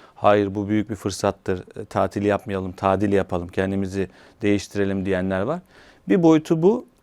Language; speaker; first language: Turkish; native; Turkish